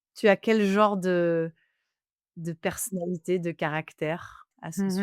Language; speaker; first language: French; native; French